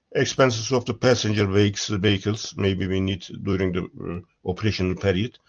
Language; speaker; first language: English; non-native, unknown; Turkish